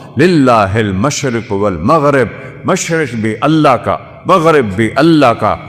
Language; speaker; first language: Urdu; non-native, local second language; Saraiki